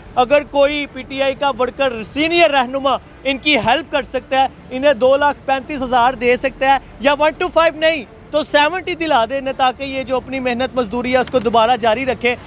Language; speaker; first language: Urdu; native; Urdu